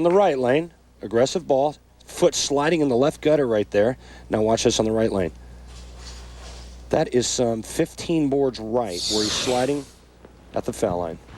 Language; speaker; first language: English; native; English